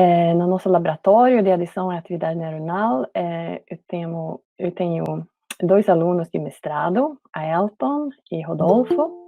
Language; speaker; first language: Portuguese; non-native, fluent; Swedish